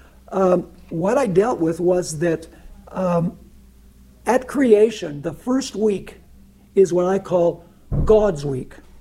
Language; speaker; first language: English; early bilingual, other home language; Spanish